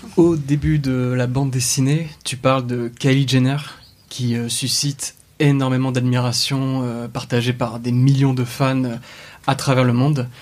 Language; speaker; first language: French; native; French